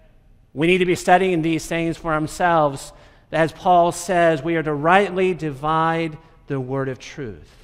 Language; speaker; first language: English; native; English